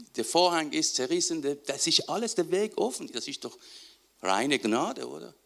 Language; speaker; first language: German; non-native, fluent; Persian